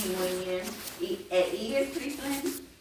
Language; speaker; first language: Spanish; non-native, fluent; English